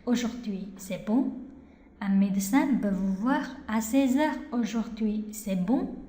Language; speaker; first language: French; non-native, fluent; Chinese